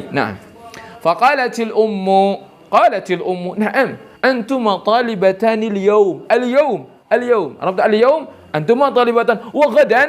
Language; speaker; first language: Arabic; non-native, fluent; Indonesian